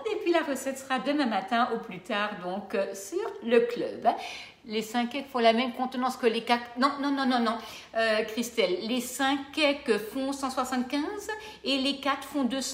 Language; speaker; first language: French; native; French